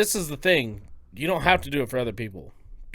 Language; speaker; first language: English; native; English